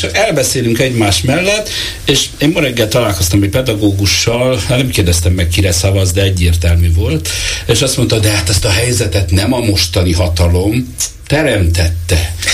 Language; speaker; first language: Hungarian; native; Hungarian